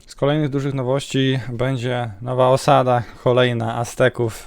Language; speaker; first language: Polish; native; Polish